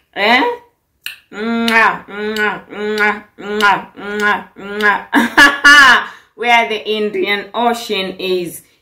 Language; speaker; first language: English; non-native, local second language; Swahili